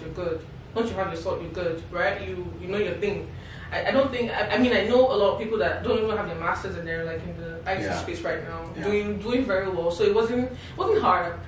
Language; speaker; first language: English; non-native, local second language; Igbo